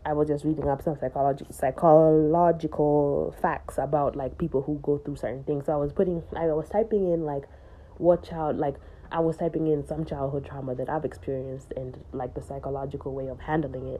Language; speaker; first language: English; native; English